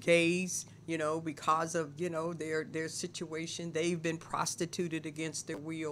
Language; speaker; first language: English; native; English